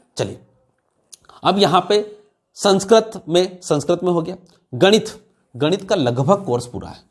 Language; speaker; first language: Hindi; native; Hindi